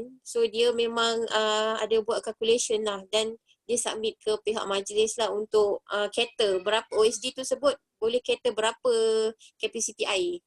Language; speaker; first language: Malay; native; Malay